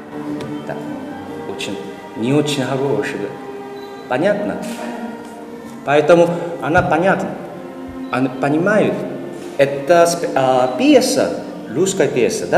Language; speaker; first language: Russian; non-native, learner; Korean